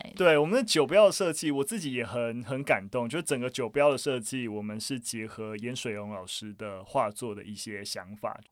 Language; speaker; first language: Chinese; native; Chinese